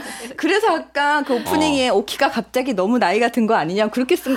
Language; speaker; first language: Korean; native; Korean